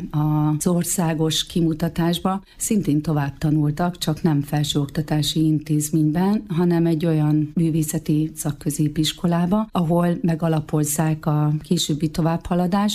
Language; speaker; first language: Hungarian; native; Hungarian